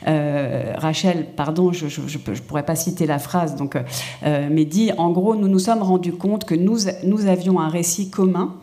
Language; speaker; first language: French; native; French